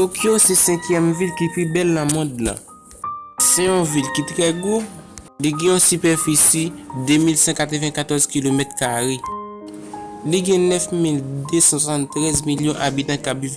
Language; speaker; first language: French; non-native, learner; Haitian Creole